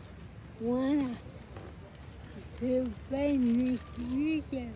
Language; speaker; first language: French; non-native, learner; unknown